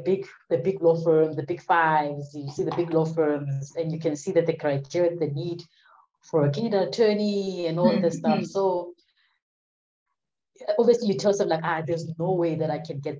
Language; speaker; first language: English; non-native, local second language; Southern Sotho